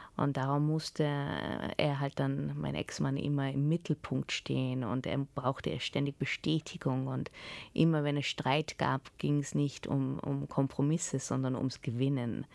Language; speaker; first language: German; early bilingual, heritage; German